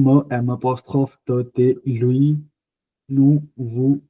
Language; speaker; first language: French; non-native, fluent; Punjabi